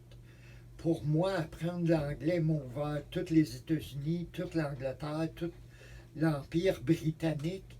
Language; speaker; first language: French; native; French